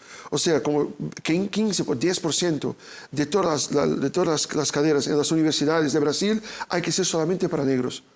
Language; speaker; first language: Spanish; non-native, fluent; Portuguese